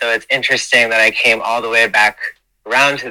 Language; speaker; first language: English; native; English